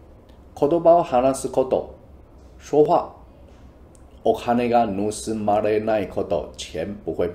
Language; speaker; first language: Japanese; non-native, fluent; Chinese